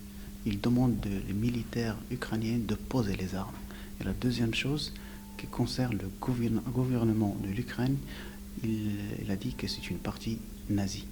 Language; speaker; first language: French; non-native, local second language; Arabic